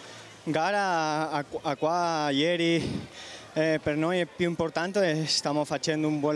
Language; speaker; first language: Italian; non-native, learner; Spanish